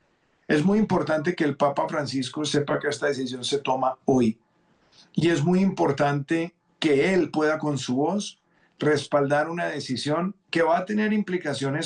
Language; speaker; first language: Spanish; native; Spanish